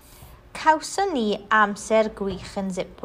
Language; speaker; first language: Welsh; non-native, local second language; English